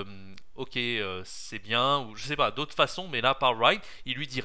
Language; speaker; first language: French; native; French